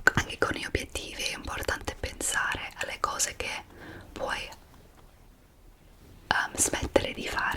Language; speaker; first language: Italian; non-native, fluent; English